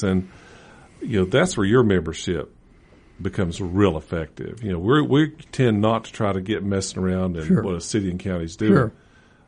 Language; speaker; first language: English; native; English